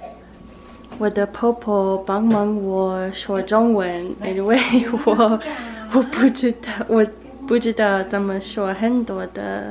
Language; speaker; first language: Chinese; non-native, learner; English